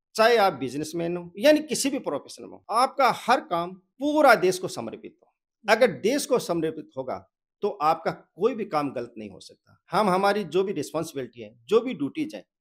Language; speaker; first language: Hindi; native; Hindi